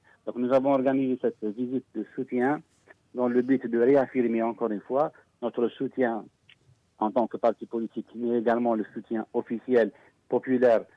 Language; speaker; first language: French; non-native, local second language; Arabic